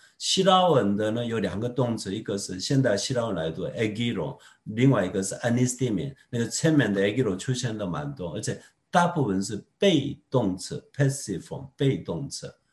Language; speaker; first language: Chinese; non-native, fluent; Korean